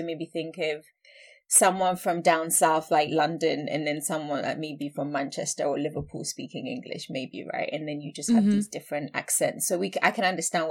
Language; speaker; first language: English; non-native, local second language; Akan